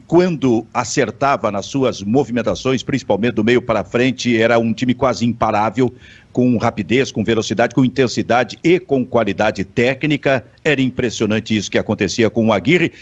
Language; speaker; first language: Portuguese; native; Portuguese